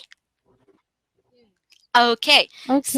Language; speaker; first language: English; non-native, local second language; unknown